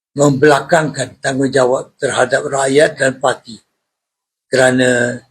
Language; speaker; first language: Malay; native; Malay